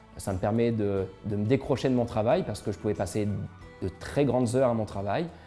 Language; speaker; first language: French; native; French